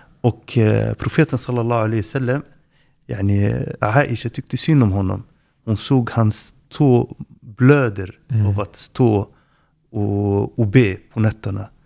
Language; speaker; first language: Swedish; non-native, fluent; Arabic